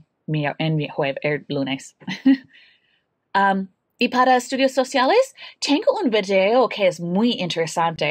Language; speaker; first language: Spanish; non-native, learner; English